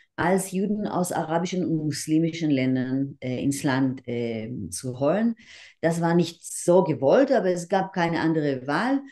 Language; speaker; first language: German; non-native, fluent; Hebrew